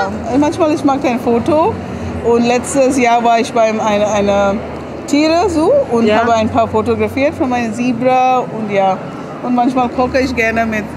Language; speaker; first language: German; non-native, learner; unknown